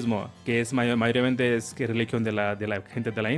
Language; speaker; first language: Spanish; non-native, learner; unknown